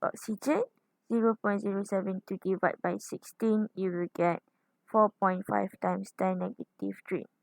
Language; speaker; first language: English; non-native, local second language; Malay